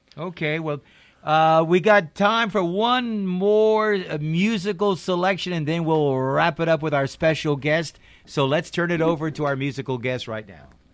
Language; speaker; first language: English; native; English